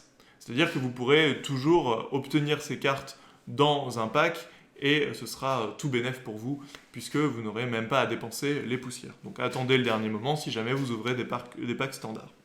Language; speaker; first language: French; native; French